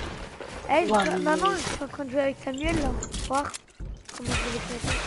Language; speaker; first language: French; native; French